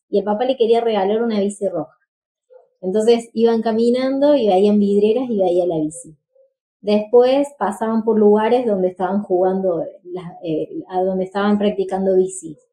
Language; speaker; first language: Spanish; native; Spanish